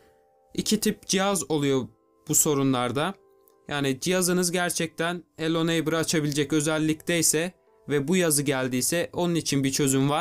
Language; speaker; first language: Turkish; native; Turkish